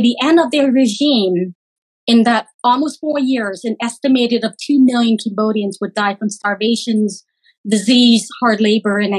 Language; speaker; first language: English; early bilingual, other home language; Khmer